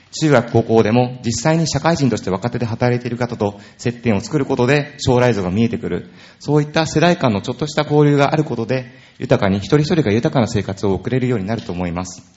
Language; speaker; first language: Japanese; native; Japanese